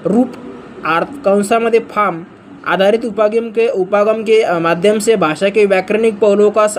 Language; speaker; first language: Hindi; non-native, local second language; Marathi